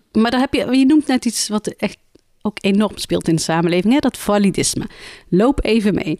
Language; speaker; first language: Dutch; early bilingual, other home language; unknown